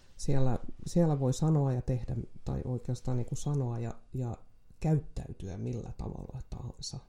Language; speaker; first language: Finnish; non-native, local second language; Swedish